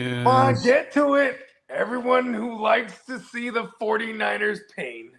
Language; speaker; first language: English; native; English